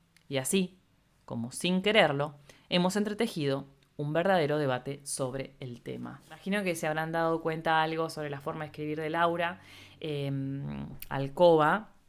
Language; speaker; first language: Spanish; native; Spanish